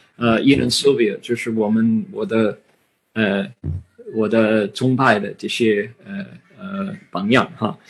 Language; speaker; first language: Chinese; non-native, fluent; English